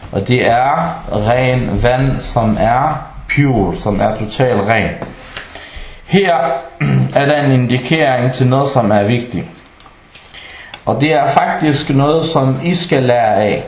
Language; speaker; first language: Danish; early bilingual, other home language; Arabic